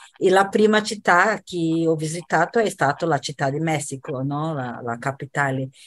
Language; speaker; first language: Italian; non-native, fluent; Portuguese